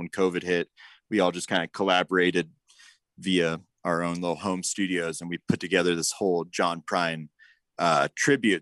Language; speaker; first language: English; native; English